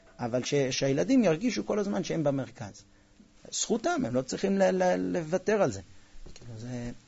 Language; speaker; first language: Hebrew; non-native, fluent; English